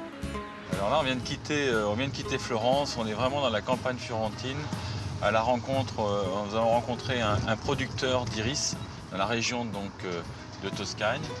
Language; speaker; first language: French; native; French